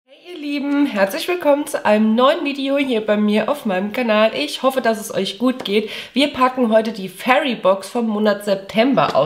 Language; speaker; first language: German; native; German